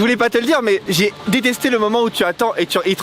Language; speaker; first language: French; native; French